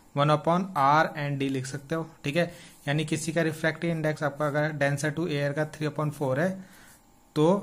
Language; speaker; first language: Hindi; native; Hindi